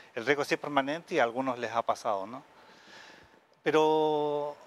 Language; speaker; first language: Spanish; native; Spanish